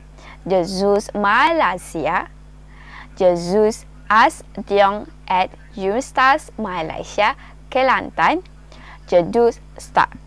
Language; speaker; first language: French; non-native, learner; Malay